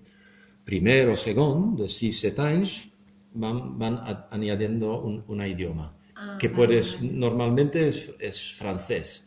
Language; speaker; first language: Spanish; non-native, fluent; Dutch